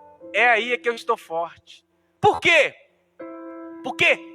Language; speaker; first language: Portuguese; native; Portuguese